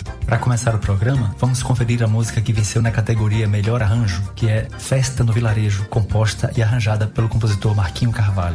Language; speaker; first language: Portuguese; native; Portuguese